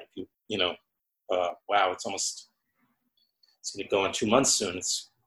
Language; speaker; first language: English; native; English